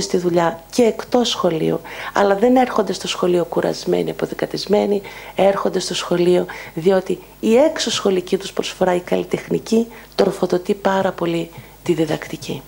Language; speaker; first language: Greek; native; Greek